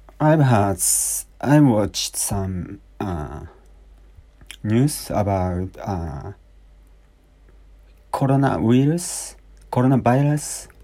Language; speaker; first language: English; non-native, learner; Japanese